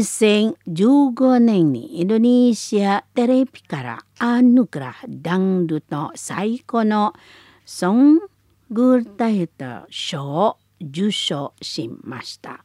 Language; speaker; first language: Japanese; non-native, fluent; Indonesian